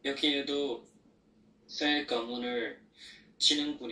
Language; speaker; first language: Korean; non-native, learner; Chinese